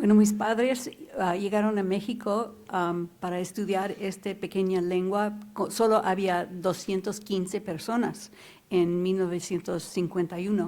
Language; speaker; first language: Spanish; non-native, local second language; English